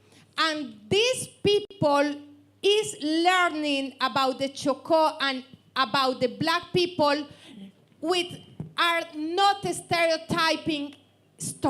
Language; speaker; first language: English; non-native, learner; Spanish